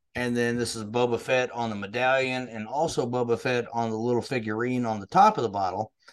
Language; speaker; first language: English; native; English